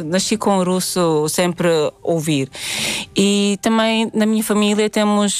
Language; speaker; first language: Portuguese; non-native, fluent; Latvian